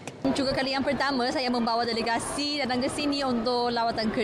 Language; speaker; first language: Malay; non-native, fluent; Chinese